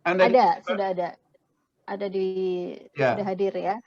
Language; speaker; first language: Indonesian; native; Indonesian